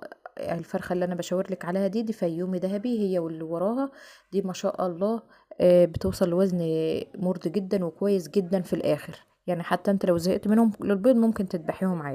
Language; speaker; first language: Arabic; native; Arabic